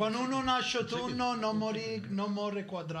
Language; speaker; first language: Italian; early bilingual, heritage; English